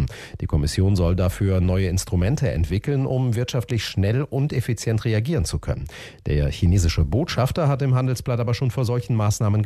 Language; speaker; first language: German; native; German